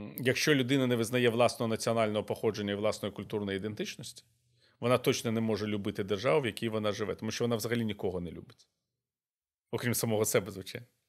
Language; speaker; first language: Ukrainian; native; Ukrainian